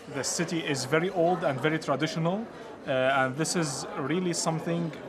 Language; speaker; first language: English; non-native, fluent; Adyghe